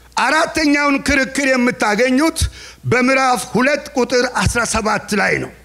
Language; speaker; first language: Amharic; non-native, local second language; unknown